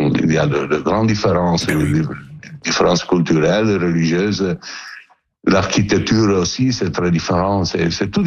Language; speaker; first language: French; non-native, learner; Italian